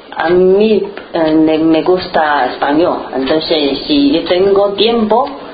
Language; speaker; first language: Spanish; non-native, learner; Chinese